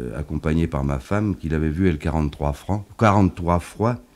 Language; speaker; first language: French; native; French